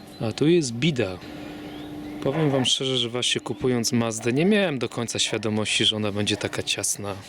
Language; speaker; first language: Polish; native; Polish